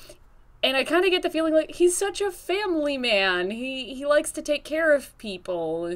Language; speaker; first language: English; native; English